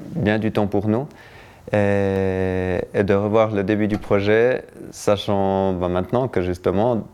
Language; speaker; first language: French; native; French